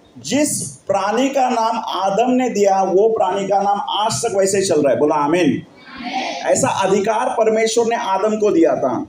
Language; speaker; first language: Hindi; non-native, local second language; Marathi